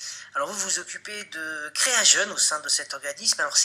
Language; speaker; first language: French; native; French